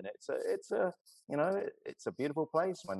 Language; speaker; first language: English; native; English